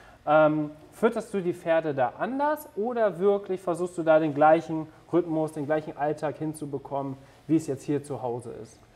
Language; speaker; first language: German; native; German